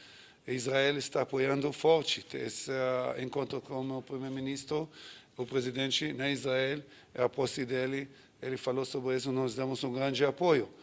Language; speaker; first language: Portuguese; non-native, fluent; Hebrew